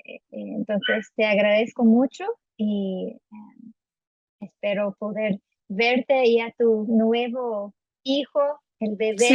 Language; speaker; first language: Spanish; non-native, fluent; English